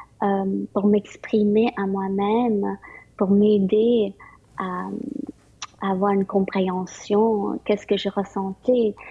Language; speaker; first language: French; early bilingual, other home language; Vietnamese